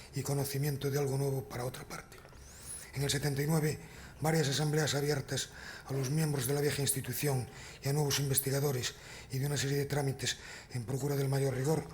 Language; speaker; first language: Spanish; non-native, local second language; Galician